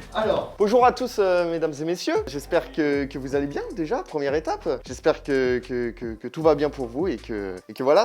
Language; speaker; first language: French; native; French